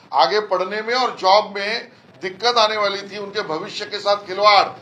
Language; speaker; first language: Hindi; non-native, local second language; Marathi